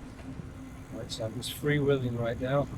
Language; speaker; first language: English; native; English